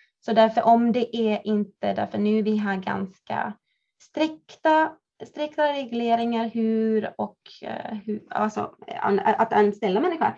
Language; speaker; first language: Swedish; non-native, fluent; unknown